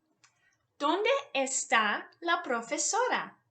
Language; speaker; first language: Spanish; non-native, fluent; English